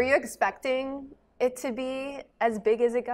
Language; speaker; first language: English; native; English